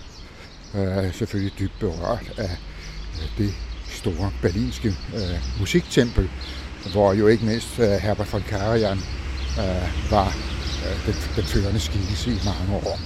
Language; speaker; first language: Danish; native; Danish